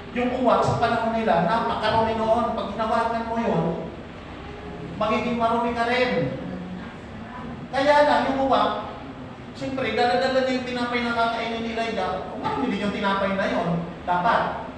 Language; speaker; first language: Filipino; non-native, local second language; Bikol